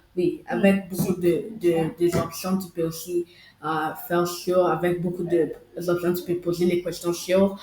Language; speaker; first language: French; non-native, local second language; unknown